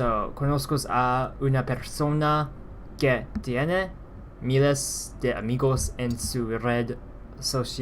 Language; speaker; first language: Spanish; non-native, learner; English